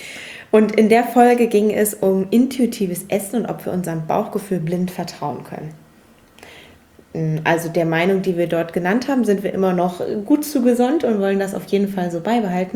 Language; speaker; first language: German; native; German